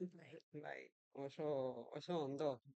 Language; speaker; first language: Basque; non-native, local second language; Spanish